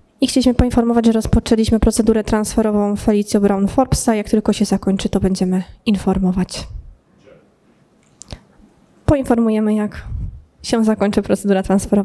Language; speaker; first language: Polish; native; Polish